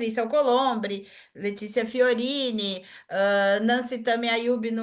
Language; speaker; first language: Spanish; non-native, learner; Portuguese